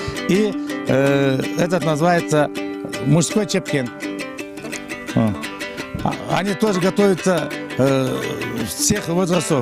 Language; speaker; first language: Russian; non-native, local second language; Kyrgyz